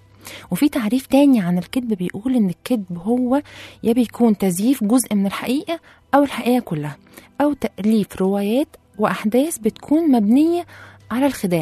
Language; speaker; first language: Arabic; native; Arabic